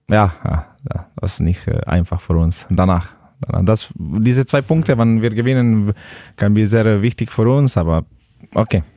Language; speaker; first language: German; non-native, learner; Slovenian